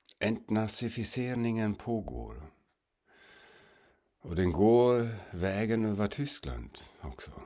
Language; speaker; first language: Swedish; non-native, fluent; German